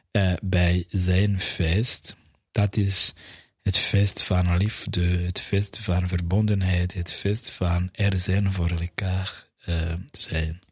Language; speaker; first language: Dutch; non-native, fluent; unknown